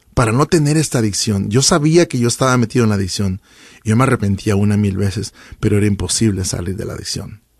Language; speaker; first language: Spanish; native; Spanish